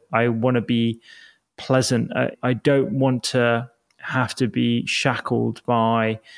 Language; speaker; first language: English; native; English